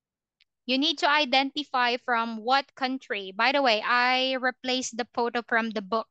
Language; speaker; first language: English; non-native, fluent; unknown